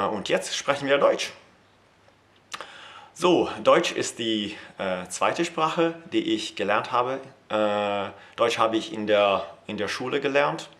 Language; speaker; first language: German; non-native, fluent; Italian